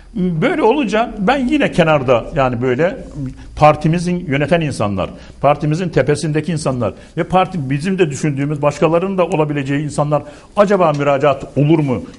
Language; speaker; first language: Turkish; native; Turkish